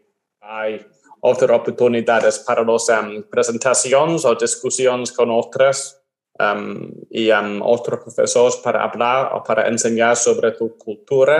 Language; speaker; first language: Spanish; non-native, learner; English